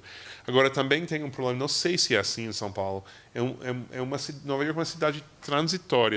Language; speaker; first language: Portuguese; non-native, fluent; English